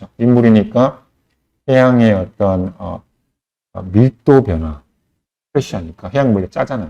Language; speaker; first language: Korean; native; Korean